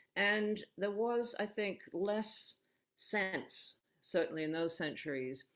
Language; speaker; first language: English; native; English